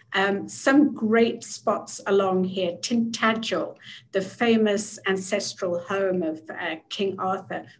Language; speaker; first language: English; native; English